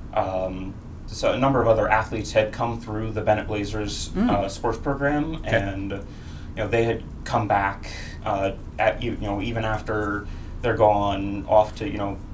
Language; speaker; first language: English; native; English